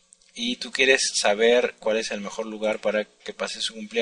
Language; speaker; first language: Spanish; native; Spanish